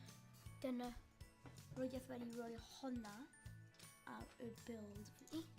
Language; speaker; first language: Welsh; non-native, local second language; English